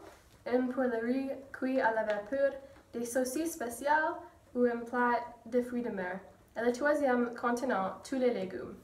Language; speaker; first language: French; non-native, learner; English